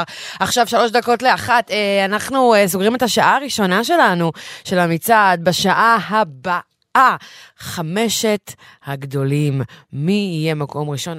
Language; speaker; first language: Hebrew; native; Hebrew